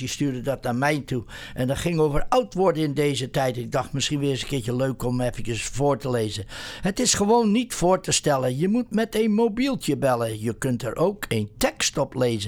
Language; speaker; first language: Dutch; native; Dutch